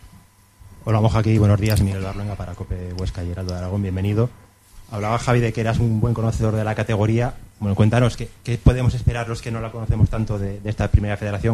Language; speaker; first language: Spanish; native; Spanish